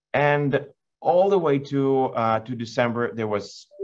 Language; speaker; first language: English; non-native, fluent; Lithuanian